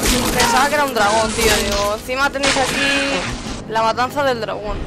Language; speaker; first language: Spanish; native; Spanish